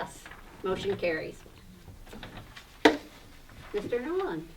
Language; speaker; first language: English; native; English